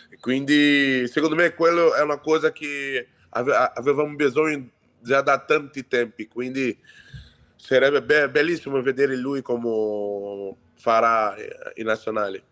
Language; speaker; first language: Italian; non-native, fluent; Portuguese